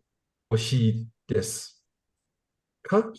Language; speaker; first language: Japanese; non-native, learner; English